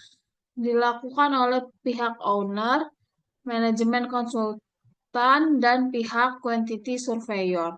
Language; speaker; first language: Indonesian; native; Indonesian